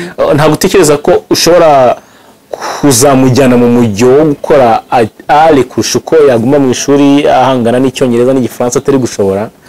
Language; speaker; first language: Kinyarwanda; native; Kinyarwanda